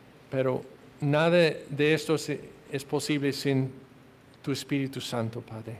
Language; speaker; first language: Spanish; non-native, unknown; English